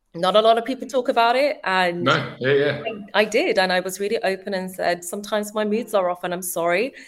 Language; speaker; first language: English; native; English